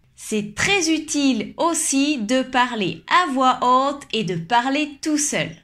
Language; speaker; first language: French; native; French